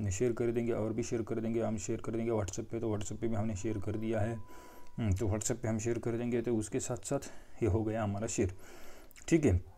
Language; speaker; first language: Hindi; non-native, local second language; Marathi